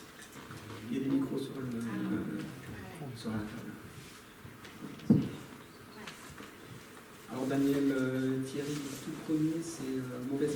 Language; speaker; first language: French; native; French